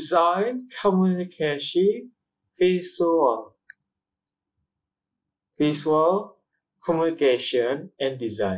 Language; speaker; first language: English; non-native, learner; Indonesian